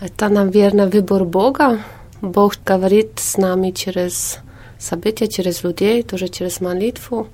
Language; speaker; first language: Ukrainian; non-native, learner; Polish